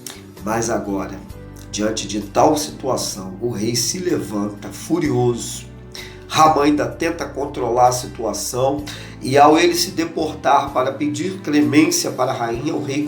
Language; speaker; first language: Portuguese; native; Portuguese